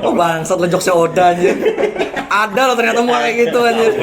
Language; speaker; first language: Indonesian; native; Indonesian